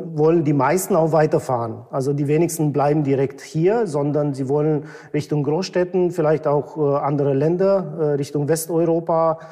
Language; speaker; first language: German; non-native, fluent; Romanian